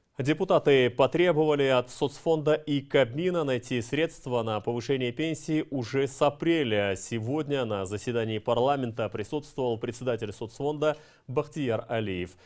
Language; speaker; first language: Russian; non-native, local second language; Kyrgyz